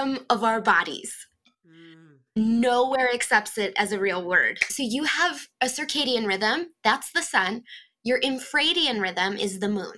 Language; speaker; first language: English; native; English